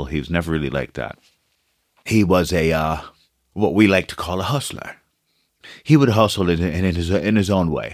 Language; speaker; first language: English; early bilingual, other home language; Portuguese